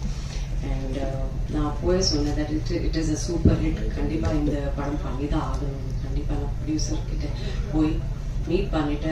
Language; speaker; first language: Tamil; non-native, fluent; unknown